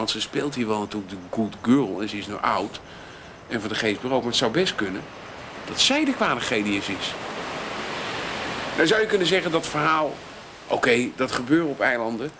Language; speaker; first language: Dutch; native; Dutch